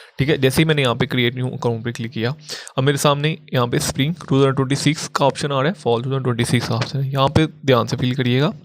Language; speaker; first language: Urdu; non-native, local second language; Punjabi